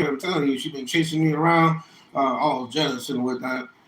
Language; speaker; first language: English; native; English